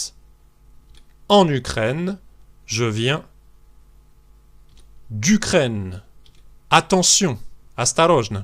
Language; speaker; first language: French; native; French